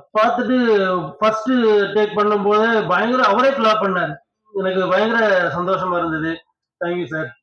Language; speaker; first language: Tamil; native; Tamil